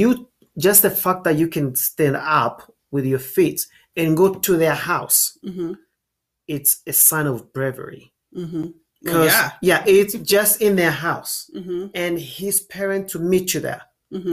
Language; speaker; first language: English; non-native, local second language; Kinyarwanda